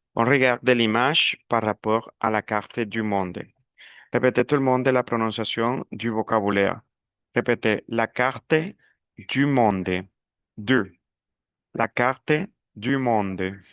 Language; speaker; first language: French; non-native, fluent; Spanish